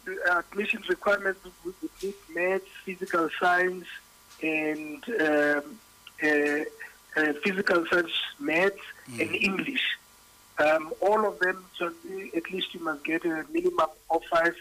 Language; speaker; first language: English; non-native, local second language; Southern Sotho